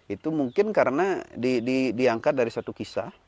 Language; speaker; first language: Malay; non-native, local second language; Balinese